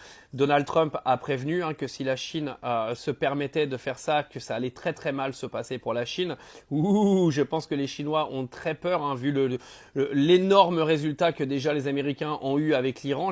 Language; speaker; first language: French; native; French